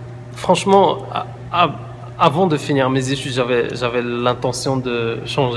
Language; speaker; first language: French; non-native, local second language; Arabic